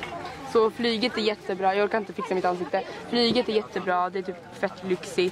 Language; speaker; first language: Swedish; early bilingual, other home language; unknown